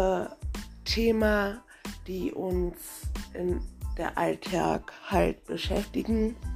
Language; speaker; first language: German; early bilingual, other home language; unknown